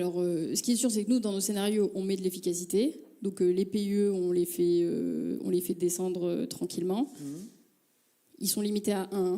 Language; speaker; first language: French; native; French